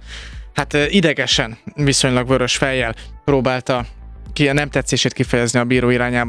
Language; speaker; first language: Hungarian; native; Hungarian